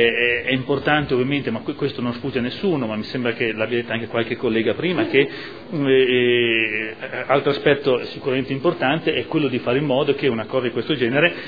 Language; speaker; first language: Italian; native; Italian